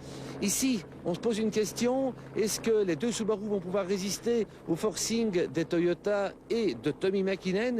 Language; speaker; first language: French; native; French